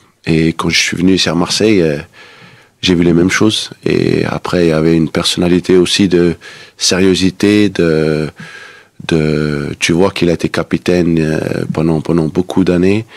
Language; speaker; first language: French; non-native, fluent; Danish